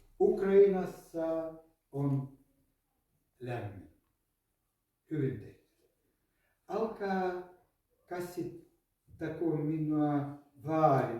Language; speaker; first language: Finnish; non-native, learner; Ukrainian